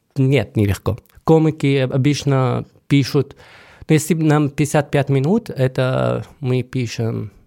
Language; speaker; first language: Russian; non-native, fluent; Arabic